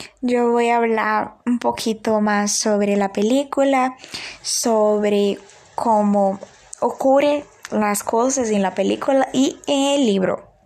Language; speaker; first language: Spanish; non-native, learner; Portuguese